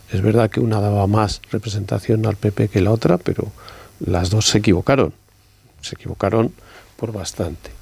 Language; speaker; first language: Spanish; native; Spanish